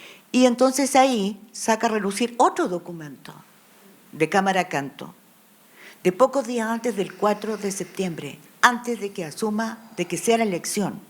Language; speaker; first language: Spanish; native; Spanish